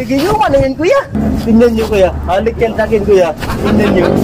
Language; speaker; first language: Filipino; non-native, local second language; Cebuano